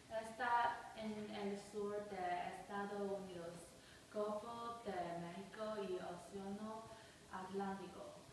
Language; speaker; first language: Spanish; non-native, learner; English